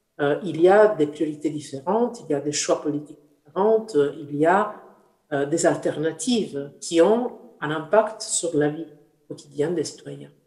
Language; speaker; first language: French; non-native, fluent; Italian